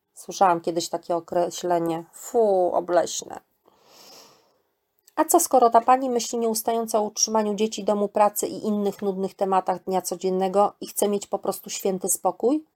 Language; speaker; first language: Polish; native; Polish